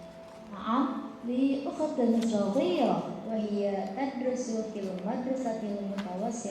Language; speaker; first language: Arabic; non-native, learner; Indonesian